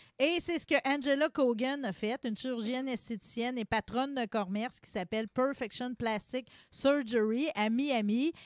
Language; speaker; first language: French; native; French